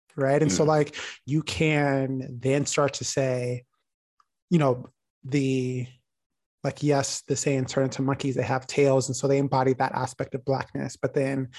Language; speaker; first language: English; native; English